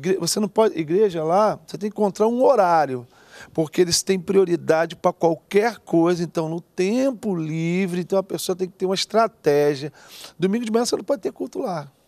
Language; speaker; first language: Portuguese; native; Portuguese